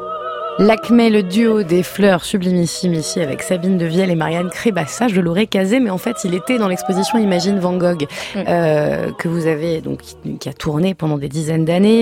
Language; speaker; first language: French; native; French